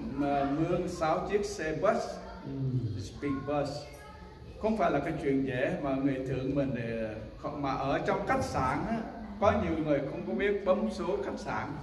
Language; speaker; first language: Vietnamese; non-native, local second language; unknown